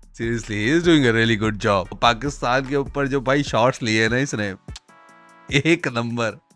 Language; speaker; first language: Hindi; native; Hindi